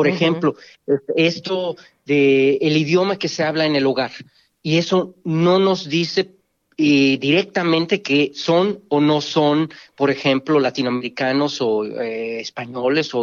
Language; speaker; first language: Spanish; native; Spanish